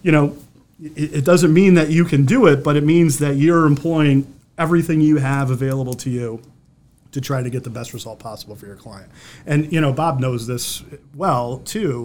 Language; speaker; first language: English; native; English